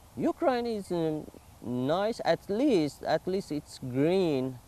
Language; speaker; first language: English; non-native, learner; Persian